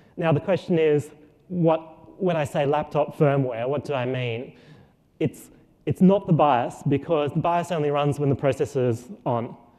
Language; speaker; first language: English; native; English